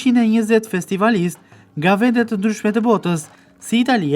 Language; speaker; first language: Albanian; native; Albanian